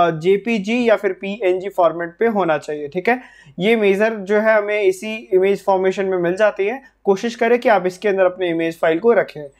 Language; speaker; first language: Hindi; native; Hindi